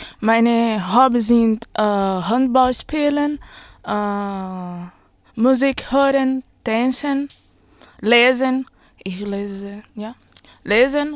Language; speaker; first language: German; non-native, learner; Portuguese